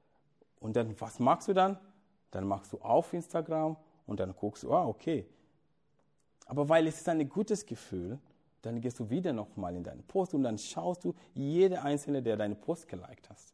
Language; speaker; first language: German; non-native, fluent; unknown